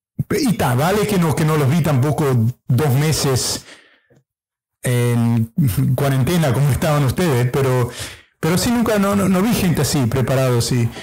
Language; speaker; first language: Spanish; early bilingual, heritage; Spanish